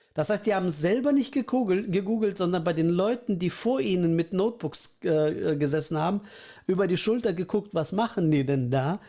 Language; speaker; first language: German; early bilingual, other home language; Russian